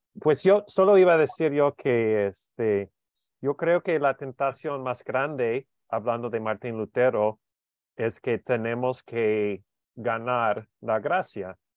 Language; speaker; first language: Spanish; non-native, learner; English